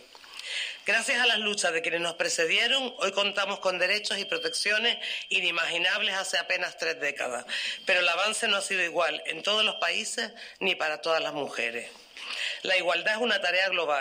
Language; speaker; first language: Spanish; native; Spanish